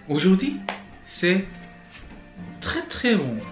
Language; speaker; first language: French; non-native, learner; Korean